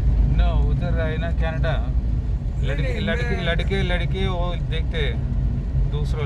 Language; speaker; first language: Hindi; non-native, local second language; Malayalam